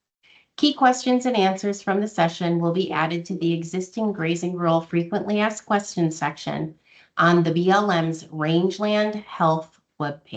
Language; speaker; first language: English; native; English